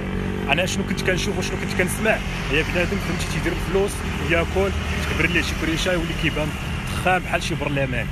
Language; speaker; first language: Arabic; native; Arabic